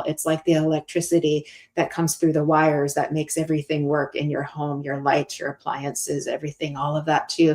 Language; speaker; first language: English; native; English